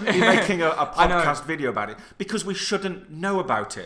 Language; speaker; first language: English; native; English